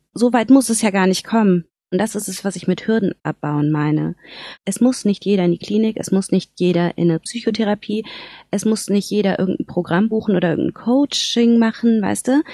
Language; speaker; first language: German; native; German